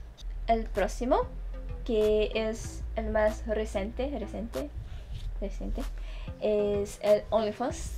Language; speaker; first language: Spanish; non-native, fluent; Portuguese